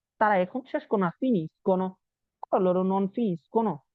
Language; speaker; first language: Italian; non-native, learner; Bangla